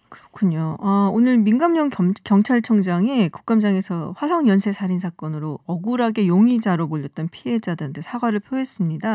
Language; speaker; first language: Korean; native; Korean